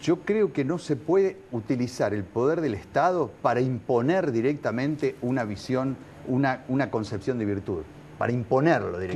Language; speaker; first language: Spanish; native; Spanish